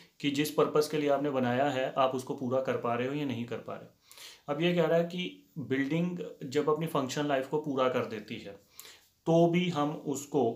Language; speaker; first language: Hindi; native; Hindi